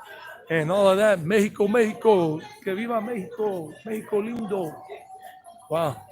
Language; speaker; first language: English; native; English